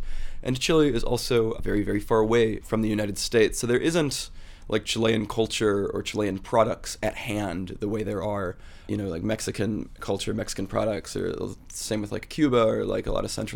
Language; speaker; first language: English; native; English